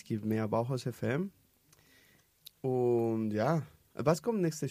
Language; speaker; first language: German; non-native, learner; Spanish